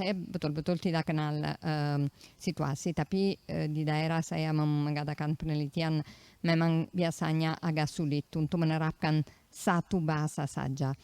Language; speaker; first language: Indonesian; non-native, fluent; Italian